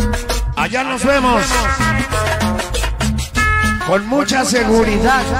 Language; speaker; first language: Spanish; native; Spanish